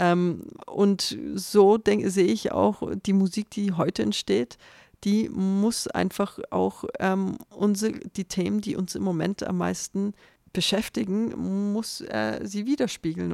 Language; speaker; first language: German; native; German